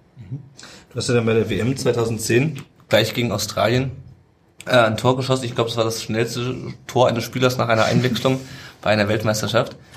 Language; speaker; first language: German; native; German